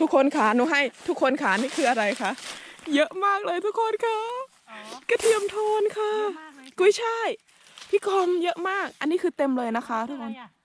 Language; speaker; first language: Thai; native; Thai